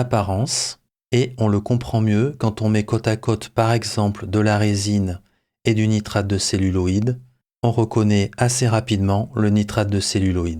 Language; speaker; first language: French; native; French